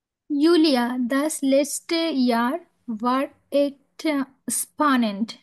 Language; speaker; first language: German; non-native, learner; Bangla